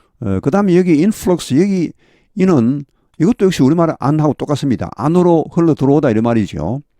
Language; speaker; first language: Korean; native; Korean